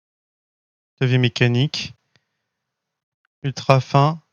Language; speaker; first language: French; native; French